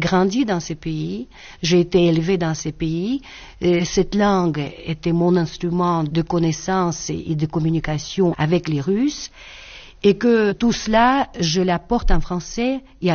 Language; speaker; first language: French; non-native, fluent; Russian